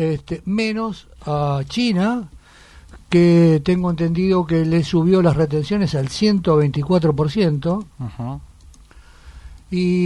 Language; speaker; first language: Spanish; native; Spanish